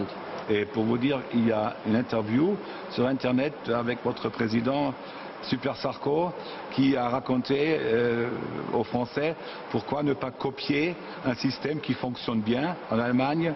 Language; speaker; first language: French; non-native, fluent; German